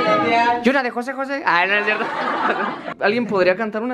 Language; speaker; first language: Spanish; native; Spanish